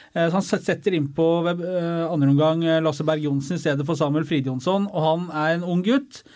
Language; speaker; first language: Norwegian; native; Norwegian